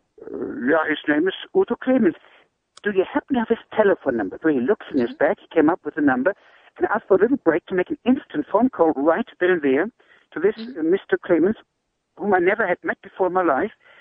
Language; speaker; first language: English; non-native, fluent; German